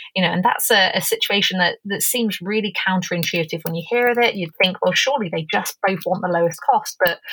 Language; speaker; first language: English; native; English